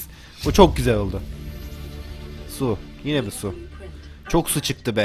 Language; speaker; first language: Turkish; native; Turkish